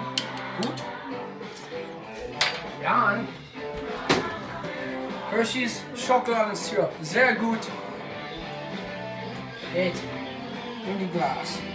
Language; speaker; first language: German; non-native, learner; English